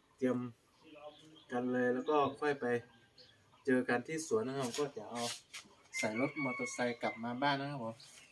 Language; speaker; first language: Thai; native; Thai